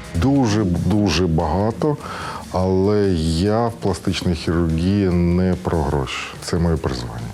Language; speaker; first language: Ukrainian; non-native, local second language; Russian